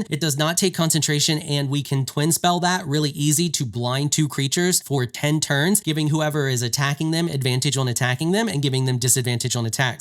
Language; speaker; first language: English; native; English